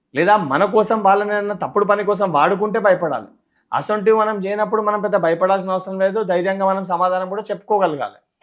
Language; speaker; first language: Telugu; native; Telugu